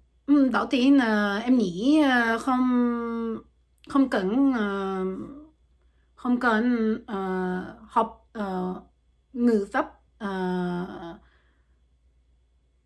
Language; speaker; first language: Vietnamese; non-native, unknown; French